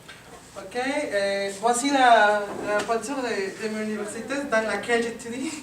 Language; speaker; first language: French; non-native, learner; Spanish